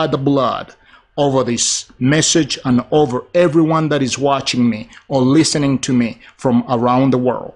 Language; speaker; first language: English; non-native, local second language; Ganda